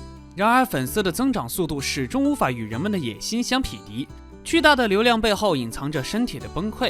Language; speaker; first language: Chinese; native; Chinese